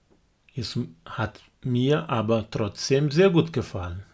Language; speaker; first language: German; non-native, fluent; Portuguese